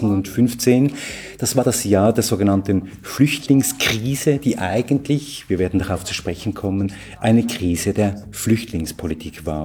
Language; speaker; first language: German; native; German